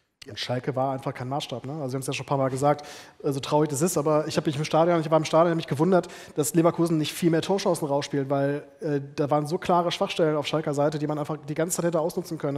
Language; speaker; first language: German; native; German